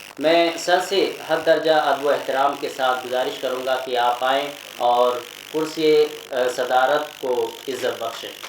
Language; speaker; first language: Urdu; native; Urdu